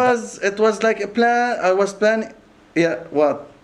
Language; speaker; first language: English; non-native, local second language; Arabic